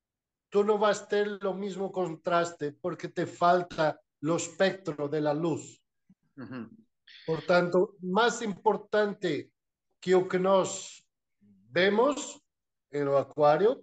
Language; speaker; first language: Spanish; non-native, fluent; Portuguese